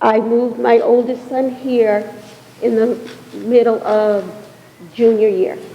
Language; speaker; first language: English; native; English